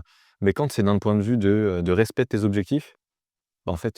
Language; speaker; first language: French; native; French